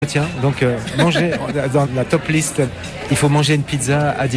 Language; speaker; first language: French; native; French